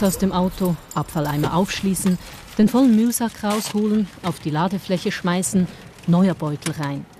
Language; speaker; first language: German; native; German